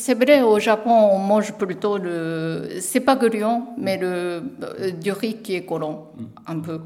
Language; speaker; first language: French; non-native, learner; Japanese